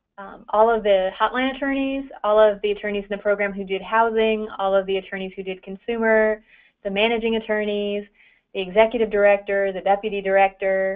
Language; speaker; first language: English; native; English